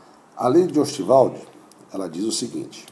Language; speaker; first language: Portuguese; native; Portuguese